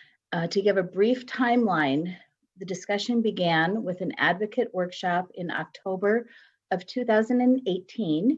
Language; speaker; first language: English; native; English